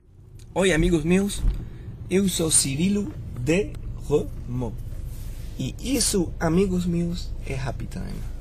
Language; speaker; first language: Portuguese; non-native, learner; Spanish